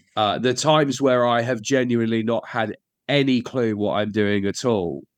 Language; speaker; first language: English; native; English